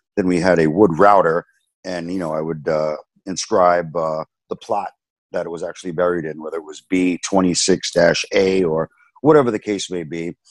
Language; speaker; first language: English; native; English